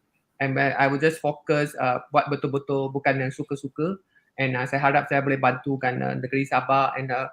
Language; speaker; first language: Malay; non-native, local second language; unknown